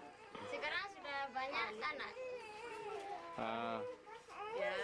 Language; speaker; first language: Indonesian; non-native, learner; English